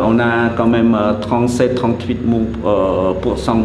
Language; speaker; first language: French; non-native, fluent; Khmer